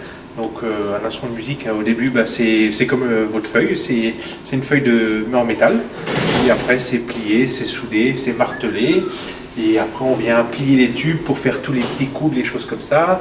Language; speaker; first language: French; native; French